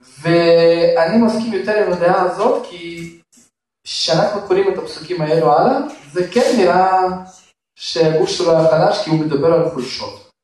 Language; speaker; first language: Hebrew; non-native, fluent; Russian